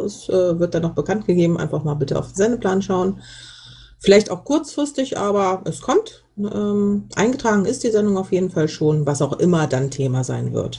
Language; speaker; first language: German; native; German